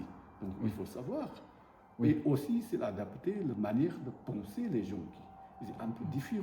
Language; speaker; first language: French; non-native, learner; Tibetan